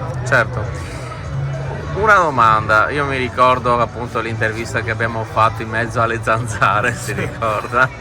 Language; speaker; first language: Italian; native; Italian